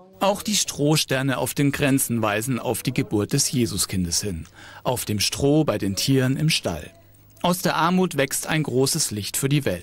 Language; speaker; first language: German; native; German